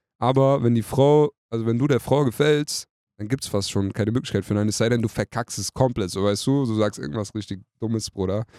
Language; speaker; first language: German; early bilingual, other home language; Turkish